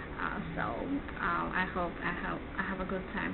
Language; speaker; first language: English; non-native, learner; Chinese